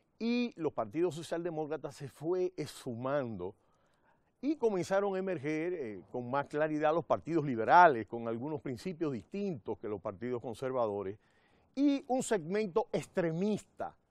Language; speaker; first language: Spanish; native; Spanish